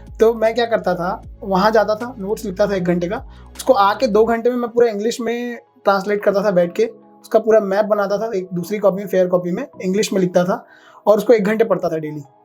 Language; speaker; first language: Hindi; native; Hindi